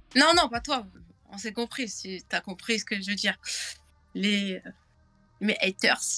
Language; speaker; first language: French; native; French